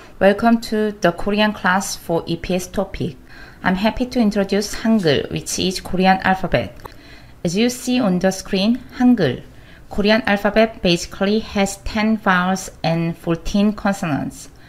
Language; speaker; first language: English; non-native, fluent; Korean